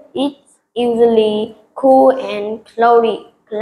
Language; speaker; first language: English; non-native, learner; Vietnamese